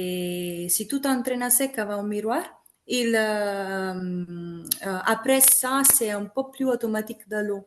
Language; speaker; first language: French; non-native, fluent; Italian